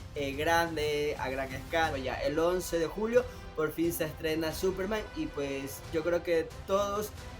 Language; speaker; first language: Spanish; native; Spanish